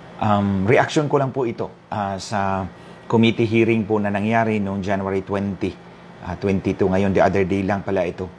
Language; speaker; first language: Filipino; non-native, local second language; Waray